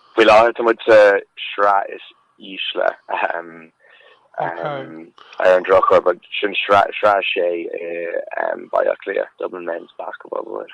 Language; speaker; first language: Irish; non-native, local second language; English